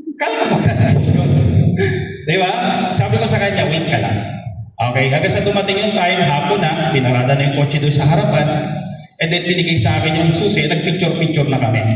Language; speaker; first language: Filipino; non-native, local second language; Bikol